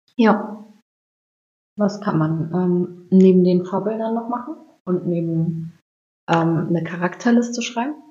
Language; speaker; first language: German; native; German